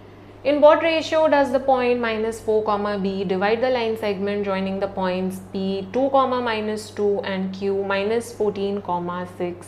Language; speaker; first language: English; non-native, local second language; Hindi